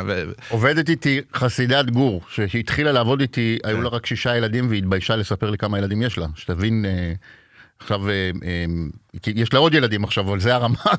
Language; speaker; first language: Hebrew; native; Hebrew